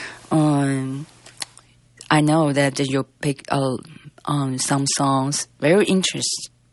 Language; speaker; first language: English; non-native, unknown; Chinese